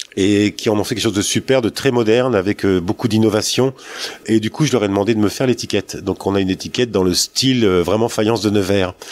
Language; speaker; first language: French; native; French